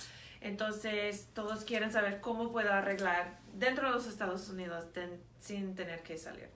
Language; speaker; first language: Spanish; non-native, fluent; English